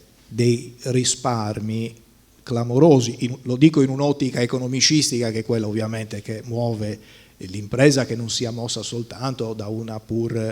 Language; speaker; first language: Italian; native; Italian